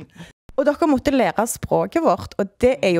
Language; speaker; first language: Norwegian; native; Norwegian